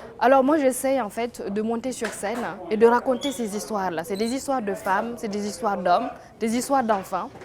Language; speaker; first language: French; non-native, local second language; Mossi